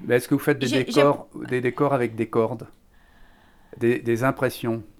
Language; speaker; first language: French; native; French